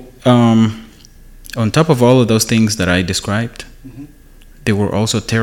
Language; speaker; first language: English; non-native, local second language; Kinyarwanda